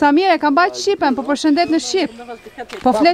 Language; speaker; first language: Albanian; native; Albanian